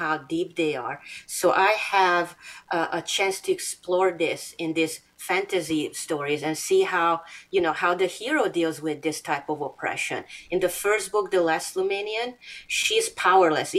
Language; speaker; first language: English; non-native, fluent; Hungarian